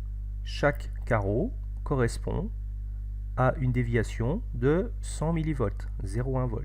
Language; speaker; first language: French; native; French